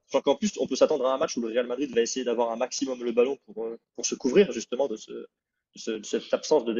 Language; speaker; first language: French; native; French